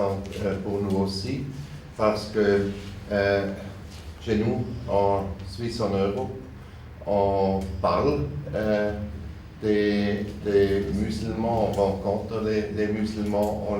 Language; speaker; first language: French; non-native, learner; German